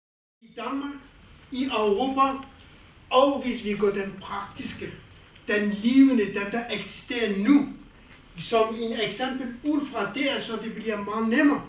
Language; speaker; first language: Danish; non-native, fluent; Kurdish